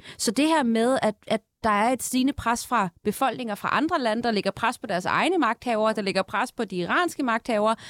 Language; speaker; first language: Danish; early bilingual, other home language; Persian